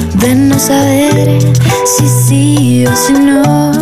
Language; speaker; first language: Spanish; native; Spanish